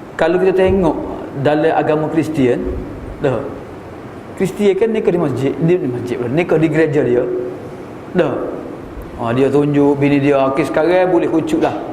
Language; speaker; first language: Malay; native; Malay